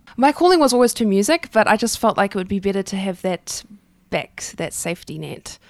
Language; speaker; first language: English; native; English